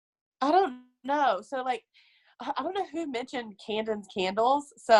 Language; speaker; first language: English; native; English